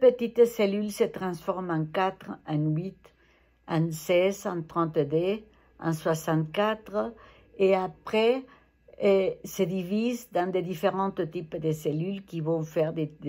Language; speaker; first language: French; non-native, fluent; Spanish